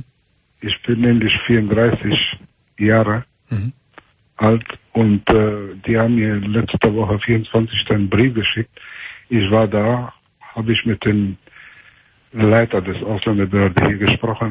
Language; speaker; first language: German; early bilingual, other home language; Albanian